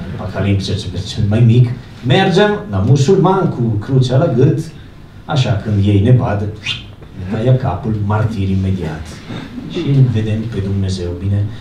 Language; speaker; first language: Romanian; non-native, fluent; Italian